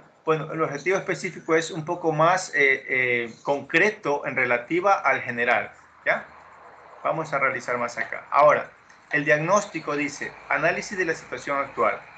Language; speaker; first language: Spanish; native; Spanish